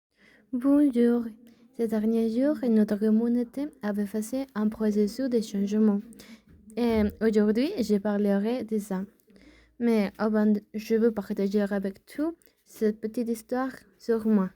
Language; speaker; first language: French; non-native, learner; Spanish